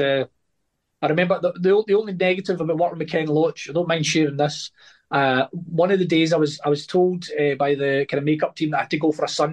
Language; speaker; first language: English; native; English